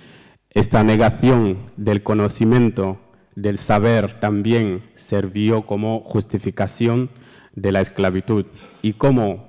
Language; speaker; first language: Spanish; non-native, learner; Fula